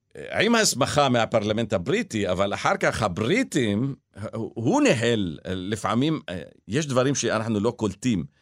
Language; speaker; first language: Hebrew; non-native, local second language; Arabic